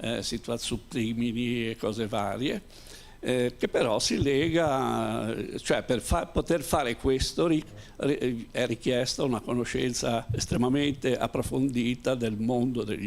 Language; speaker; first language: Italian; native; Italian